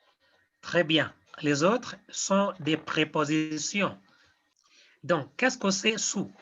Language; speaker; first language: French; non-native, fluent; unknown